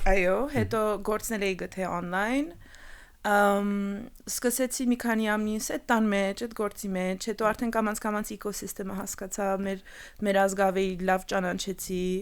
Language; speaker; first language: Armenian; early bilingual, heritage; Armenian